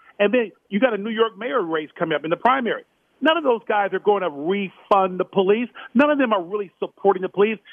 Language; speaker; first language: English; native; English